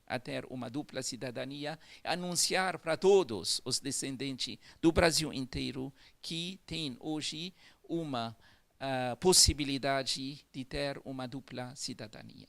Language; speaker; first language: Portuguese; non-native, fluent; Arabic